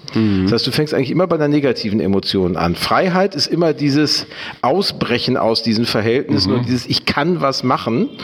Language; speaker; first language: German; native; German